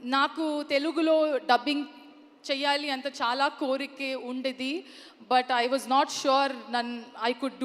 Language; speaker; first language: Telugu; non-native, learner; Kannada